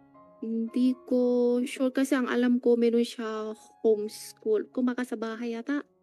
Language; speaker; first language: Filipino; non-native, learner; Chinese